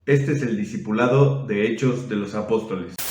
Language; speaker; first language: Spanish; native; Spanish